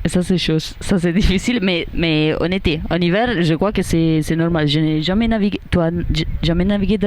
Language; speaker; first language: French; non-native, learner; Italian